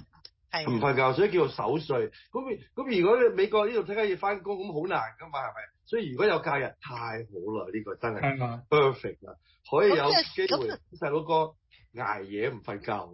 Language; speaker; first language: Chinese; early bilingual, heritage; Cantonese